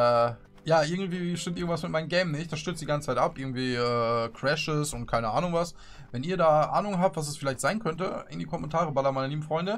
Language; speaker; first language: German; native; German